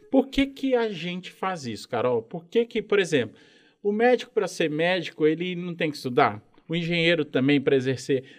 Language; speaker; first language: Portuguese; native; Portuguese